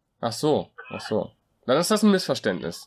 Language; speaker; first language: German; native; German